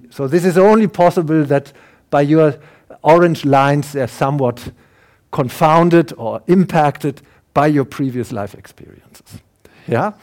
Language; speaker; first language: English; non-native, fluent; German